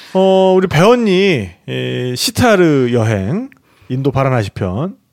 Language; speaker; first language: Korean; native; Korean